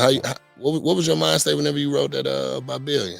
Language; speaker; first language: English; native; English